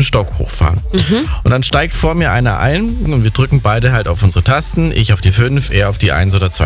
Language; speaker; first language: German; native; German